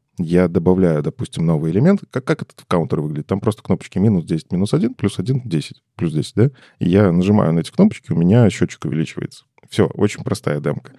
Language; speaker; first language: Russian; native; Russian